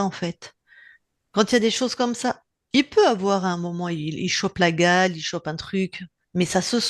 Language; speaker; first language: French; native; French